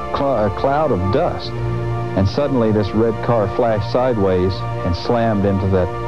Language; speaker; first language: English; native; English